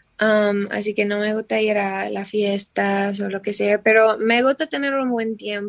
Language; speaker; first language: Spanish; non-native, learner; English